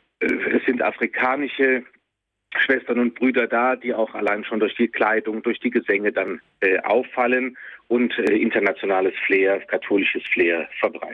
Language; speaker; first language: German; native; German